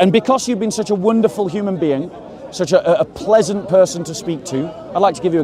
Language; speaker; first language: English; native; English